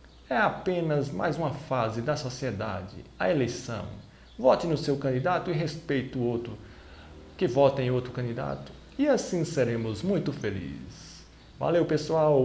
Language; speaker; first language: Portuguese; native; Portuguese